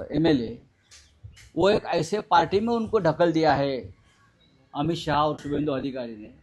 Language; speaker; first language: Hindi; non-native, local second language; Marathi